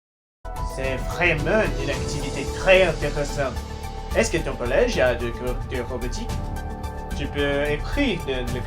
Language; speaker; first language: French; non-native, learner; Portuguese